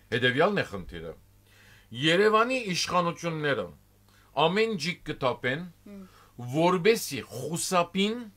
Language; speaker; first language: Armenian; native; Armenian